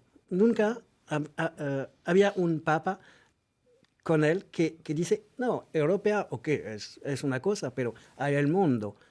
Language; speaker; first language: Spanish; non-native, fluent; French